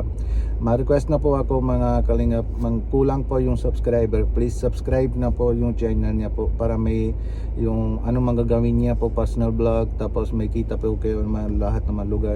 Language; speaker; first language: Filipino; non-native, learner; Punjabi